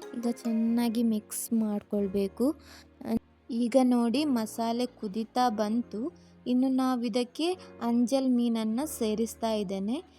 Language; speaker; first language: Kannada; non-native, local second language; Tulu